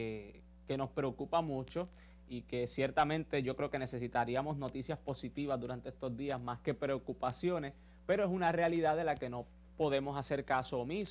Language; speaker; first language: Spanish; native; Spanish